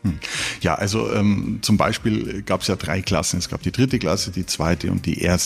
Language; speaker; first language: German; native; German